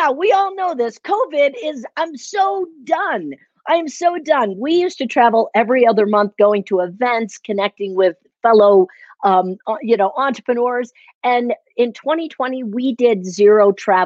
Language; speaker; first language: English; native; English